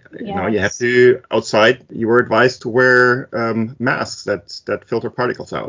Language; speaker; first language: English; non-native, fluent; German